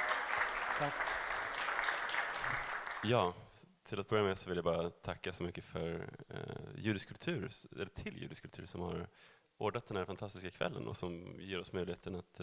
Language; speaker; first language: Swedish; native; Swedish